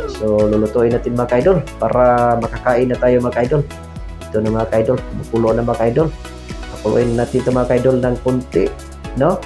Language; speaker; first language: Filipino; non-native, local second language; Cebuano